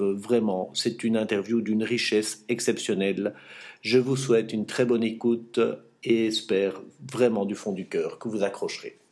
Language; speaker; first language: French; native; French